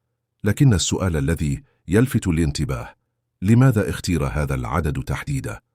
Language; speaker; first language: Arabic; native; Arabic